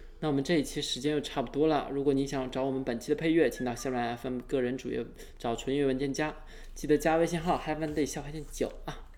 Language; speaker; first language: Chinese; native; Chinese